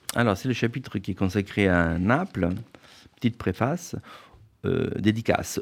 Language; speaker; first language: French; non-native, fluent; Italian